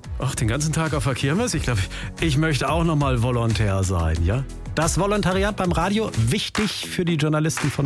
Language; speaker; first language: German; native; German